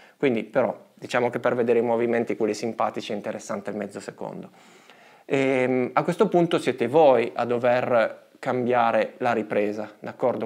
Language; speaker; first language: Italian; native; Italian